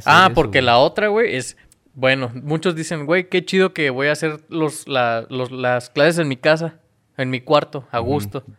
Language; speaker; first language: Spanish; native; Spanish